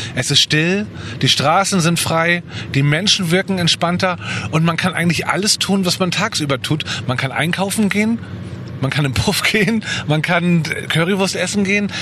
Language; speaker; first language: German; native; German